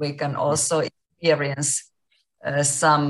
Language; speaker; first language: English; non-native, fluent; Finnish